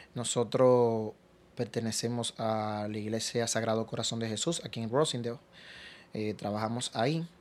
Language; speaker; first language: Spanish; native; Spanish